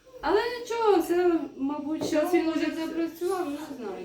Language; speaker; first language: Ukrainian; native; Ukrainian